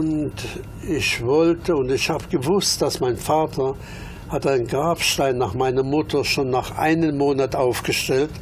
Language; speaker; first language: German; early bilingual, other home language; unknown